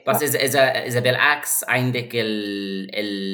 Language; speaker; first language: Arabic; non-native, fluent; English